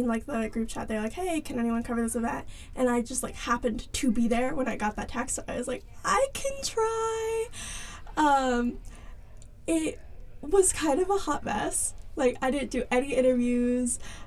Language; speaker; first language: English; native; English